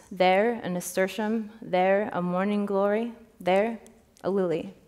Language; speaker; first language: English; native; English